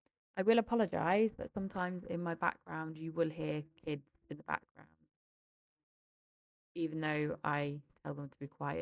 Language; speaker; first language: English; native; English